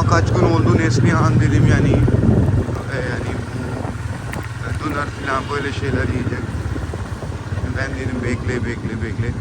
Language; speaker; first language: Turkish; non-native, learner; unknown